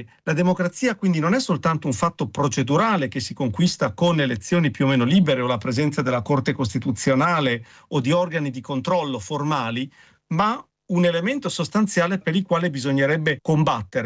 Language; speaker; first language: Italian; native; Italian